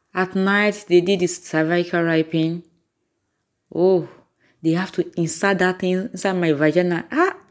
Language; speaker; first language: English; non-native, local second language; Yoruba